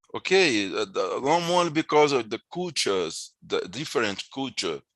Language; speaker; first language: English; non-native, learner; Portuguese